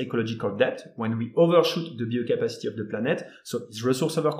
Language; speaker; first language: English; non-native, fluent; French